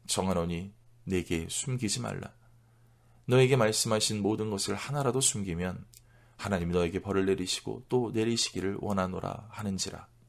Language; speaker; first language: Korean; native; Korean